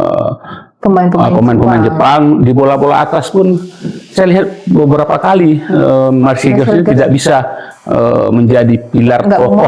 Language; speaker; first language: Indonesian; native; Indonesian